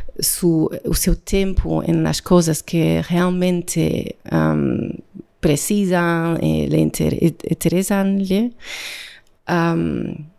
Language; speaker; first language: Portuguese; non-native, learner; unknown